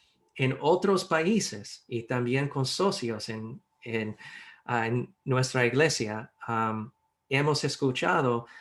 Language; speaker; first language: Spanish; non-native, fluent; English